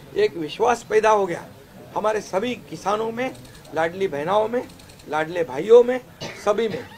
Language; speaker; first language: Hindi; non-native, local second language; Marathi